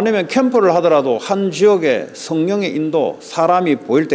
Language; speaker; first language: Korean; native; Korean